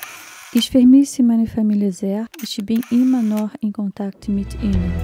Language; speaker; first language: German; non-native, fluent; Portuguese